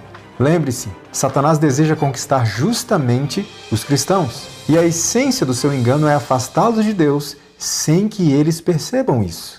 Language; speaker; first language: Portuguese; native; Portuguese